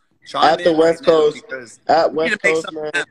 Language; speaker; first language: English; native; English